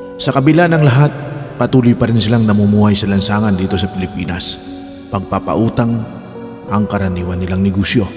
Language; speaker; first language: Filipino; native; Filipino